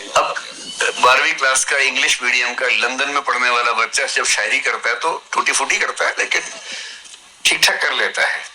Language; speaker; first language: Hindi; native; Hindi